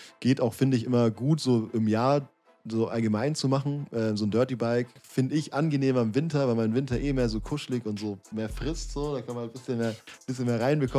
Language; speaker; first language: German; native; German